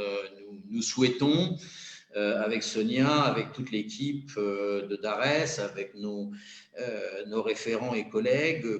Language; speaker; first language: French; native; French